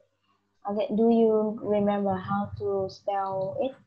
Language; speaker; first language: English; non-native, learner; Vietnamese